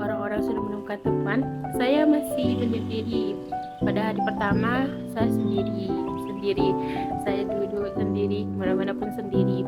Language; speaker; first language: Indonesian; non-native, local second language; Minangkabau